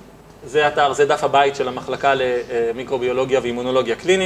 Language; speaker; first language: Hebrew; native; Hebrew